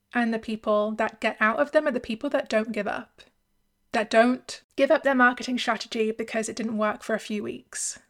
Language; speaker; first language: English; native; English